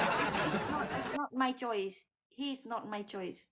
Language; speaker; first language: English; non-native, learner; Vietnamese